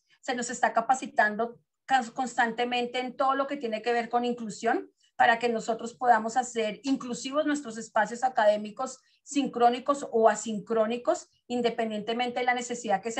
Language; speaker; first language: Spanish; native; Spanish